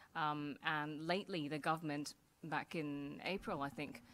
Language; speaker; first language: English; non-native, local second language; Cantonese